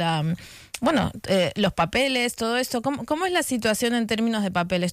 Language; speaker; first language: Spanish; native; Spanish